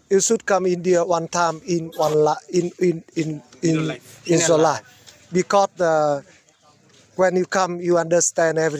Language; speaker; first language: English; non-native, learner; Vietnamese